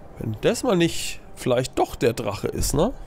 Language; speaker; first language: German; native; German